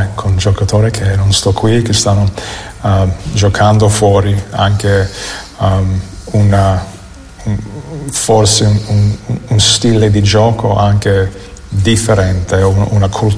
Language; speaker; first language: Italian; non-native, fluent; English